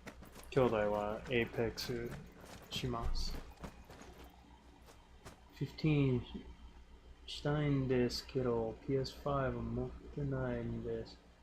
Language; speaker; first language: Japanese; non-native, learner; English